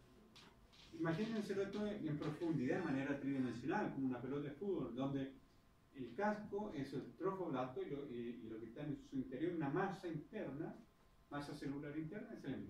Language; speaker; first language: Spanish; native; Spanish